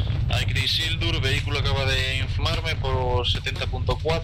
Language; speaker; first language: Spanish; native; Spanish